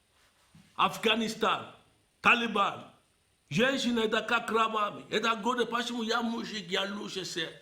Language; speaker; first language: Russian; non-native, fluent; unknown